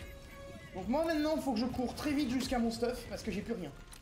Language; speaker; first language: French; native; French